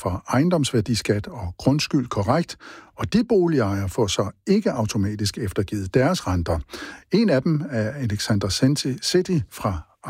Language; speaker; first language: Danish; native; Danish